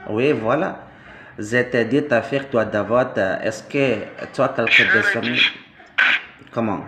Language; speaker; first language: French; non-native, learner; Indonesian